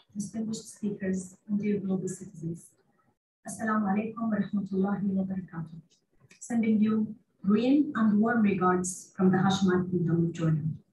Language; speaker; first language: English; non-native, fluent; Arabic